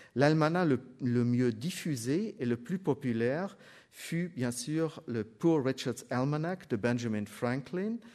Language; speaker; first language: French; non-native, fluent; German